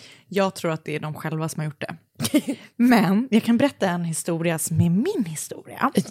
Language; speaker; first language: Swedish; native; Swedish